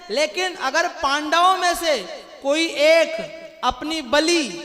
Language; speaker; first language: Hindi; non-native, local second language; Marathi